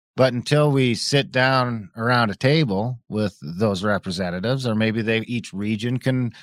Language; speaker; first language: English; native; English